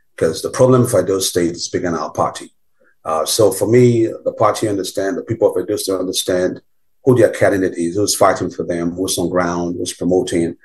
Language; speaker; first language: English; non-native, local second language; Bini